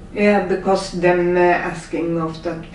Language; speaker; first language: English; non-native, learner; Norwegian